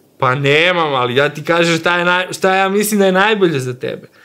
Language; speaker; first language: Serbian; native; Serbian